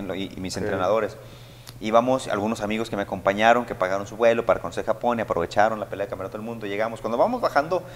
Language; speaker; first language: Spanish; native; Spanish